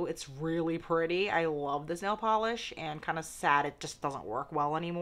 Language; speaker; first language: English; native; English